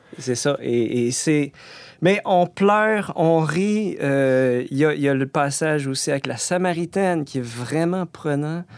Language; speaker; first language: French; native; French